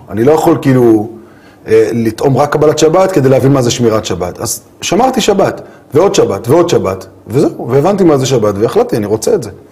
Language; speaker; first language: Hebrew; native; Hebrew